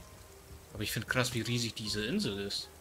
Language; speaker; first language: German; native; German